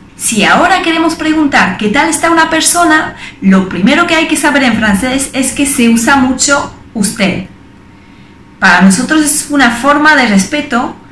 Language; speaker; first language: Spanish; non-native, fluent; French